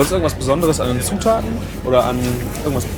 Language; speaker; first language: German; native; German